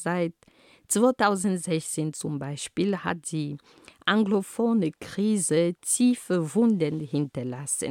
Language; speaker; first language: German; non-native, fluent; Ghomala